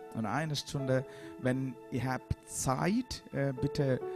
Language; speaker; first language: German; non-native, learner; Malayalam